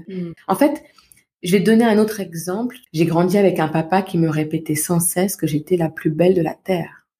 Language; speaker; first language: French; native; French